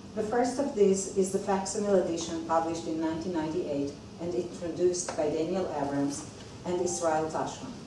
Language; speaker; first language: English; non-native, fluent; Hebrew